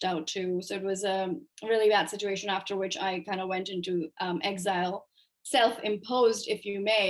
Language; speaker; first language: English; non-native, local second language; Urdu